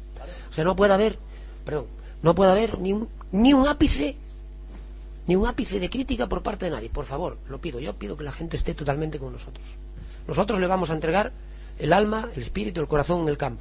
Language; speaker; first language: Spanish; native; Spanish